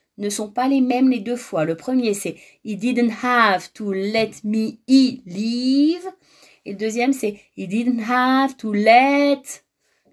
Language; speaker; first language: French; native; French